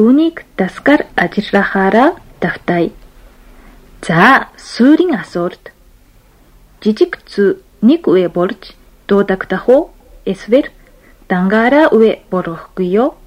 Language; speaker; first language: Mongolian; non-native, fluent; Japanese